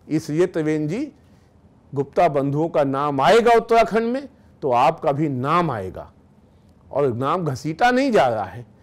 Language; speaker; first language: Hindi; native; Hindi